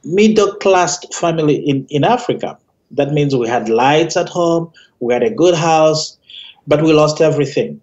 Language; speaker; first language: English; non-native, local second language; Ganda